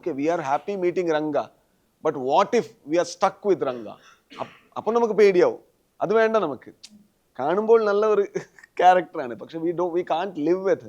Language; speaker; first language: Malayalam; non-native, learner; Tulu